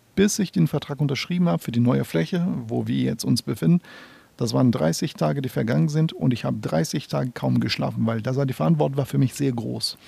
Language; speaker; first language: German; non-native, fluent; Portuguese